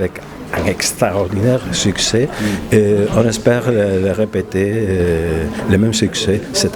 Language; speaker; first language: French; non-native, fluent; Spanish